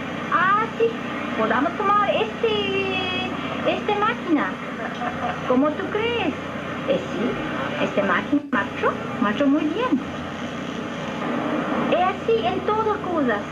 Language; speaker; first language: Spanish; non-native, fluent; Japanese